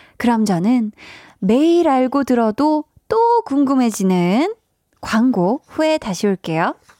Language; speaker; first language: Korean; native; Korean